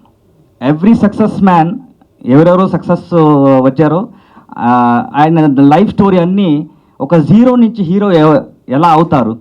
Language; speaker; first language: Telugu; non-native, learner; Kannada